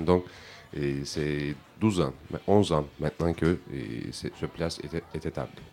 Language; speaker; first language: French; non-native, learner; Turkish